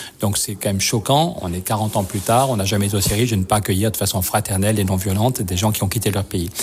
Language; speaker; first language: French; native; French